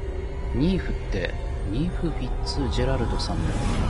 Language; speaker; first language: Japanese; native; Japanese